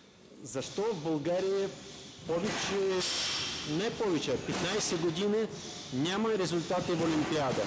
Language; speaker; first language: Bulgarian; non-native, learner; Russian